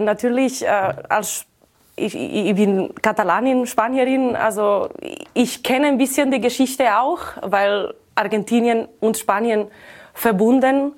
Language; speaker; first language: German; non-native, fluent; Catalan